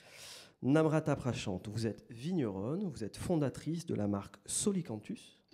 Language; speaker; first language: French; native; French